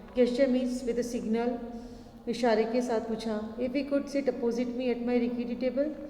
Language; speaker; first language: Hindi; native; Hindi